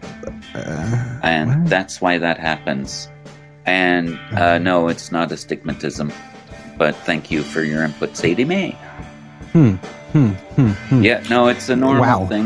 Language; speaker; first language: English; native; English